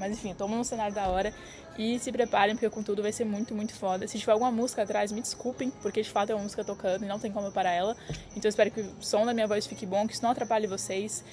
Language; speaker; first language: Portuguese; early bilingual, heritage; French